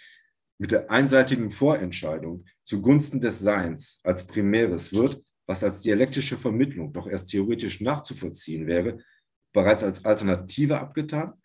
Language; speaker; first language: German; native; German